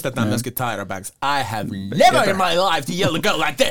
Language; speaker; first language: Finnish; native; Finnish